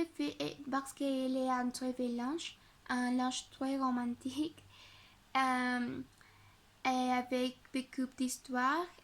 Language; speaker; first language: French; non-native, learner; Spanish